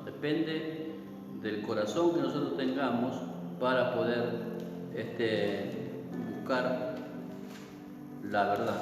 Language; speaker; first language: Spanish; native; Spanish